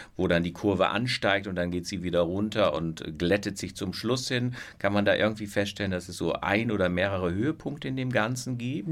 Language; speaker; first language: German; native; German